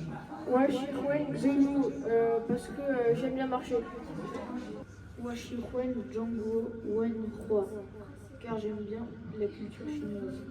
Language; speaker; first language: French; non-native, learner; Chinese